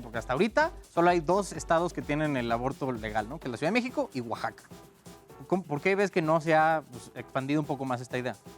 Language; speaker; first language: Spanish; native; Spanish